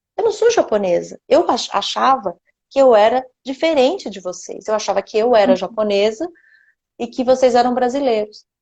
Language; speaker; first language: Portuguese; non-native, local second language; Japanese